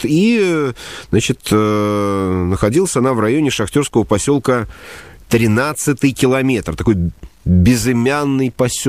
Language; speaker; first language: Russian; native; Russian